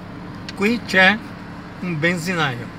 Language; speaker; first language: Italian; non-native, learner; Portuguese